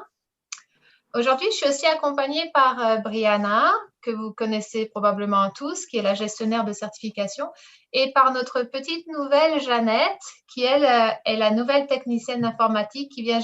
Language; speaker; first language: French; native; French